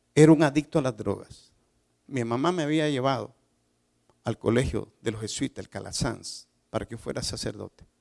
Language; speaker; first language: Spanish; native; Spanish